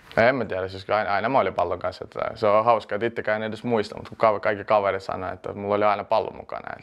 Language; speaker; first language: Finnish; early bilingual, other home language; Russian